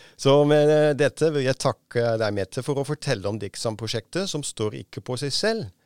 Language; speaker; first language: Norwegian; non-native, fluent; Dutch